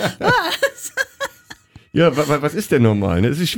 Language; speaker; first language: German; native; German